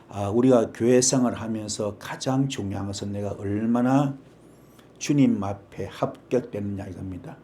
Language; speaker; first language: Korean; native; Korean